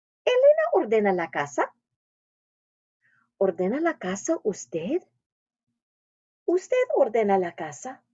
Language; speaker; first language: Spanish; non-native, fluent; English